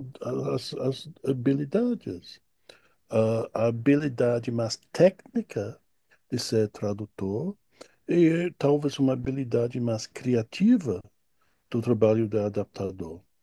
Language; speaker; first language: Portuguese; non-native, fluent; English